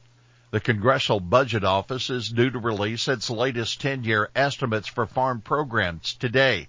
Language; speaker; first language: English; native; English